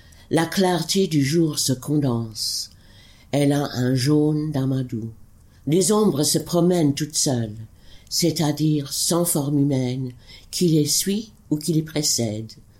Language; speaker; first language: French; non-native, fluent; English